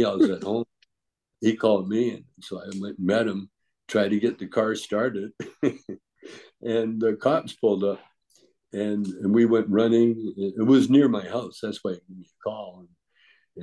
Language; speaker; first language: English; native; English